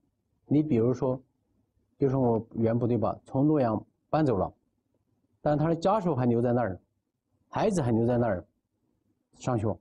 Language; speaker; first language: Chinese; native; Chinese